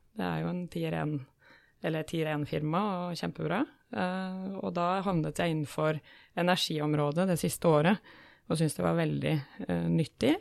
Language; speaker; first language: Norwegian; native; Norwegian